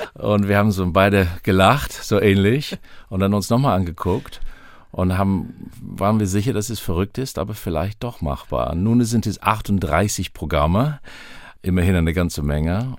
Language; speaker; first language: German; non-native, fluent; English